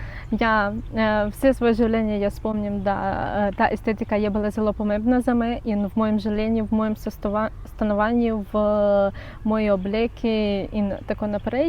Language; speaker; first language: Slovenian; non-native, learner; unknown